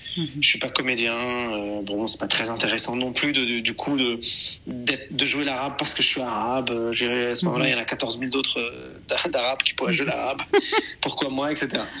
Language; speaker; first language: French; native; French